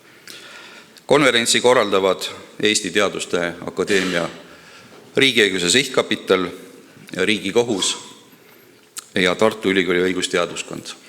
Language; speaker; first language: Estonian; native; Estonian